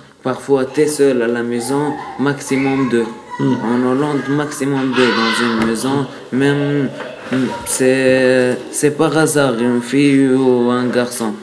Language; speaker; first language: French; non-native, learner; Arabic